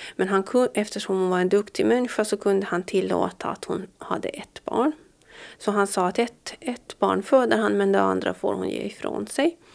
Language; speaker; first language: Swedish; native; Swedish